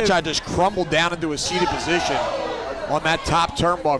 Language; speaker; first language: English; native; English